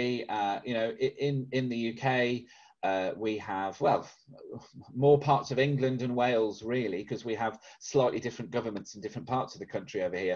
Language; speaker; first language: English; native; English